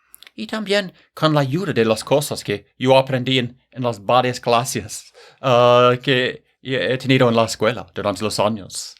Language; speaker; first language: Spanish; non-native, fluent; English